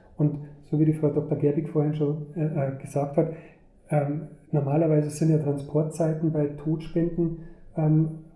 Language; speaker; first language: German; native; German